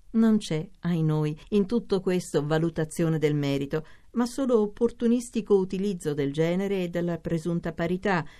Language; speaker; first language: Italian; native; Italian